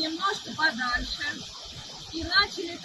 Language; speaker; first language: Russian; native; Russian